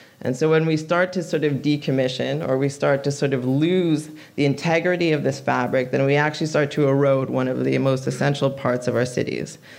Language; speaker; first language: English; native; English